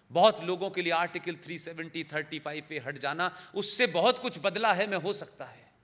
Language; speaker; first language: Hindi; native; Hindi